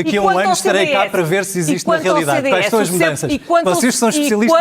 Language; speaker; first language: Portuguese; native; Portuguese